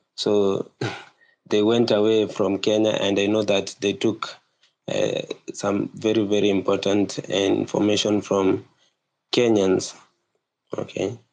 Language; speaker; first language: English; non-native, local second language; Kikuyu